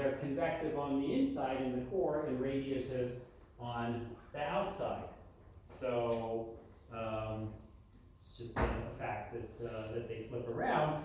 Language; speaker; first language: English; native; English